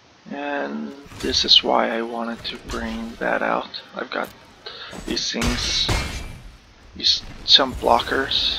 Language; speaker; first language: English; native; English